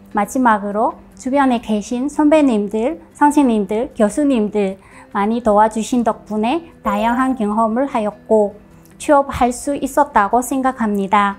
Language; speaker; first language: Korean; non-native, fluent; Chinese